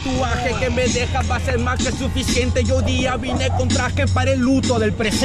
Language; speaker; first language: Spanish; native; Spanish